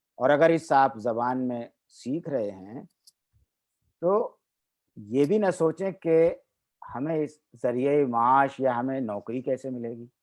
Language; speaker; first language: Urdu; native; Urdu